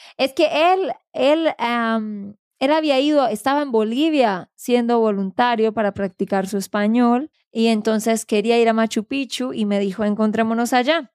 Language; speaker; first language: Spanish; native; Spanish